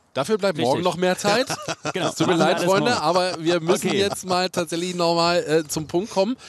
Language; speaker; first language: German; native; German